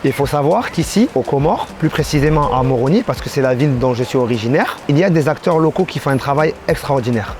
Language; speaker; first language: French; native; French